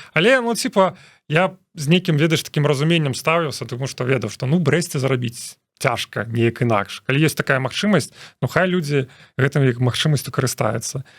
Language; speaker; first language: Belarusian; non-native, local second language; Russian